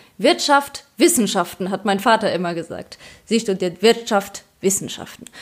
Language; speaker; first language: German; early bilingual, other home language; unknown